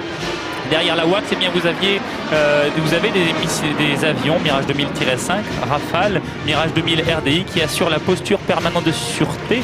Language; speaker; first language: French; native; French